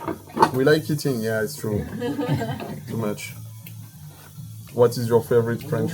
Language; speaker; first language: English; non-native, fluent; French